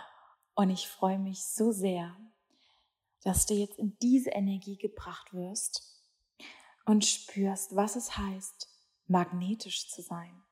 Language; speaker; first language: German; native; German